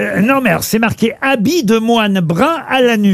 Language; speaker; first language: French; native; French